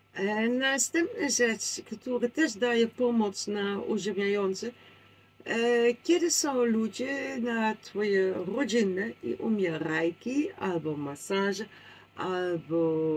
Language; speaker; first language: Polish; non-native, learner; Dutch